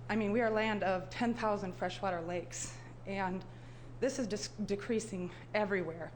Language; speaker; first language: English; native; English